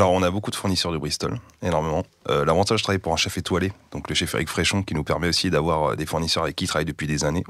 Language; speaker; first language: French; native; French